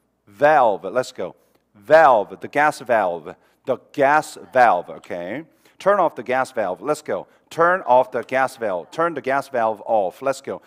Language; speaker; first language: English; non-native, fluent; Korean